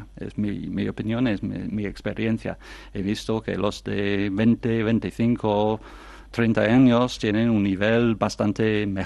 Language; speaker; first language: Spanish; non-native, fluent; English